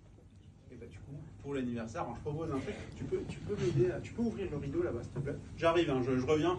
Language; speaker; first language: French; native; French